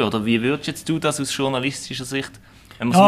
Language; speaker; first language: German; native; German